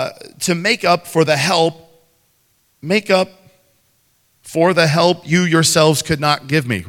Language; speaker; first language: English; native; English